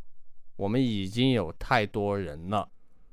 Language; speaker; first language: Chinese; non-native, learner; English